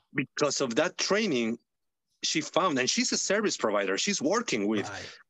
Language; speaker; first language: English; non-native, fluent; Spanish